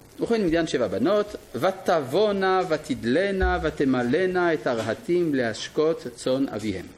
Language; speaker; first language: Hebrew; non-native, fluent; French